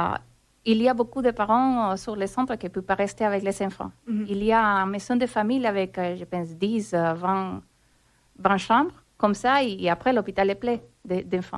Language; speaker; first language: French; non-native, fluent; Spanish